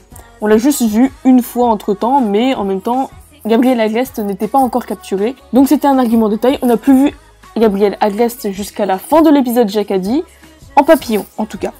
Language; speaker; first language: French; native; French